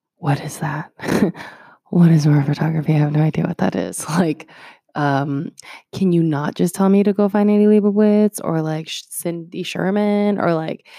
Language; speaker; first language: English; early bilingual, other home language; Spanish